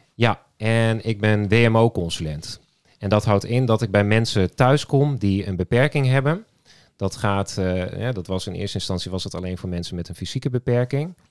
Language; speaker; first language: Dutch; native; Dutch